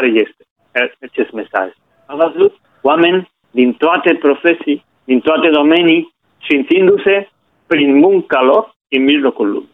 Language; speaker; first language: Romanian; non-native, fluent; Spanish